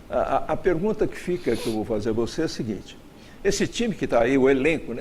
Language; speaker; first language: Portuguese; native; Portuguese